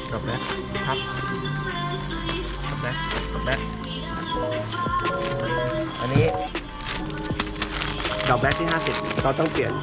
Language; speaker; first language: Thai; native; Thai